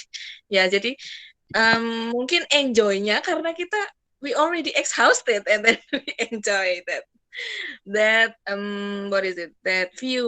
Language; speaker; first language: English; non-native, fluent; Indonesian